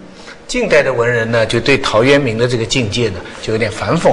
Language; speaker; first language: Chinese; native; Chinese